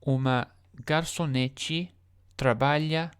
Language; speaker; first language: Portuguese; non-native, learner; English